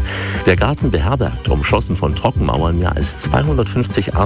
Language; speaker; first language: German; native; German